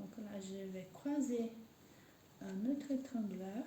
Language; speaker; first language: French; native; French